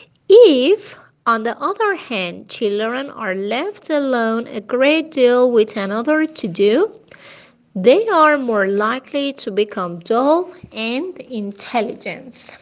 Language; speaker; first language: English; non-native, fluent; Persian